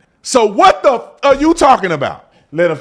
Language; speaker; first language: English; native; English